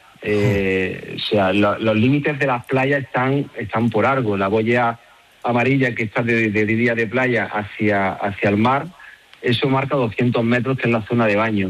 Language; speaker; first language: Spanish; native; Spanish